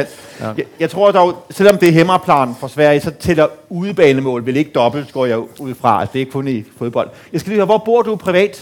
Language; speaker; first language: Danish; native; Danish